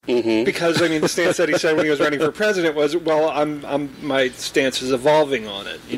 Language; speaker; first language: English; native; English